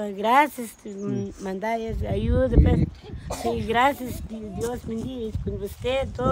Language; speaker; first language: Spanish; non-native, local second language; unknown